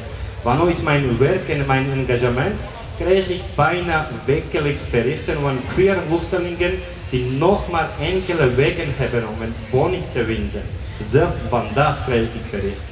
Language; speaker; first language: Dutch; non-native, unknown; Georgian